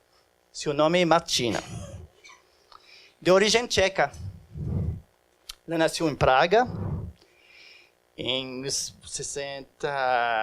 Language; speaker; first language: Portuguese; non-native, fluent; French